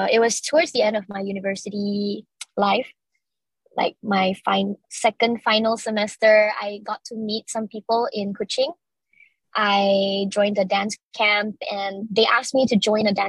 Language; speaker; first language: English; non-native, local second language; Chinese